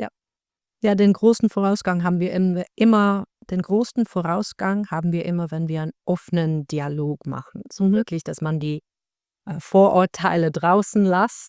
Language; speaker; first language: German; native; German